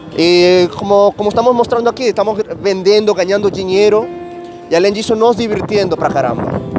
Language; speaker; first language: Portuguese; non-native, fluent; Spanish